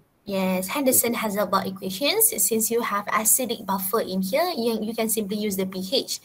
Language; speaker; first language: English; non-native, local second language; Malay